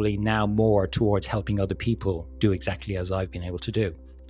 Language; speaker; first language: English; native; English